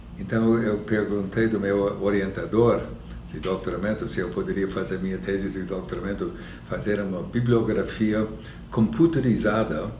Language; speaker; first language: Portuguese; non-native, fluent; English